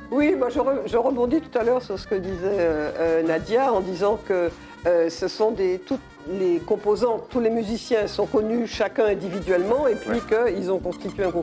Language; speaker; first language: French; native; French